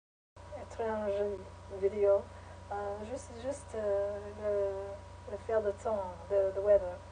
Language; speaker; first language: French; non-native, learner; English